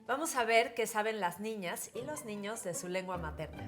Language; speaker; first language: Spanish; native; Spanish